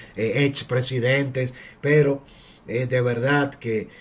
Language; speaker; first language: Spanish; native; Spanish